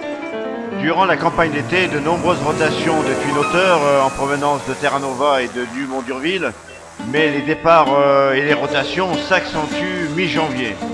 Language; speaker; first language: French; native; French